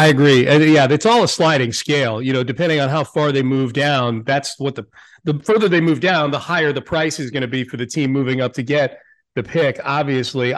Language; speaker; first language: English; native; English